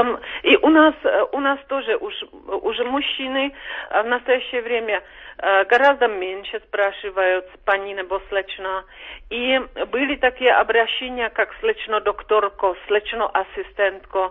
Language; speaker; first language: Russian; non-native, fluent; Czech